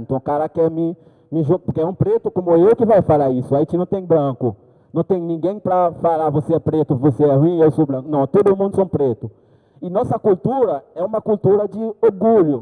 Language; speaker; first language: Portuguese; non-native, learner; Haitian Creole